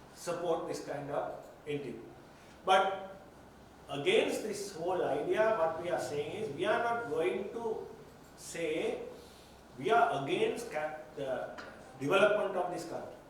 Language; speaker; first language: English; non-native, local second language; Sinhala